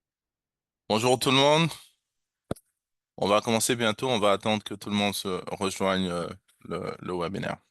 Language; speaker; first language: French; native; French